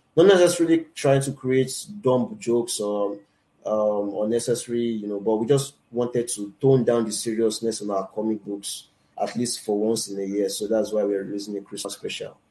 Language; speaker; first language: English; non-native, local second language; Yoruba